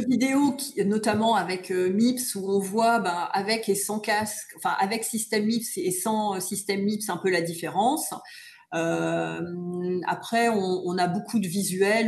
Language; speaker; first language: French; native; French